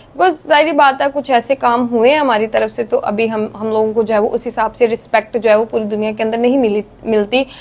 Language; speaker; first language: Urdu; native; Urdu